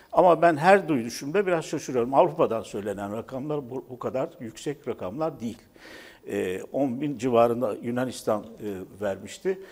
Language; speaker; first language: Turkish; native; Turkish